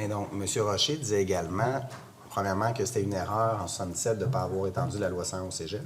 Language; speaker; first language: French; native; French